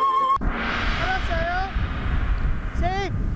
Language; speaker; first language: Korean; native; Korean